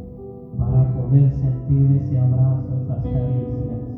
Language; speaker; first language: Spanish; native; Spanish